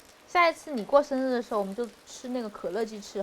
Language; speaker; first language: Chinese; native; Chinese